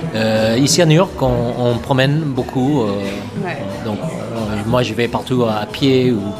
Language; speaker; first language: French; non-native, fluent; English